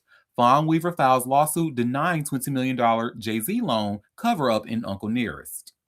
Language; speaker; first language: English; native; English